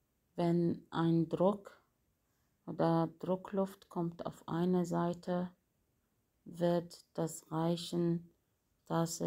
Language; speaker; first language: German; non-native, fluent; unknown